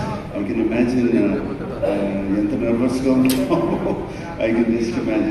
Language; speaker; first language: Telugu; native; Telugu